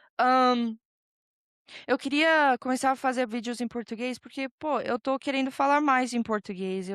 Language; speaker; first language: Portuguese; non-native, fluent; English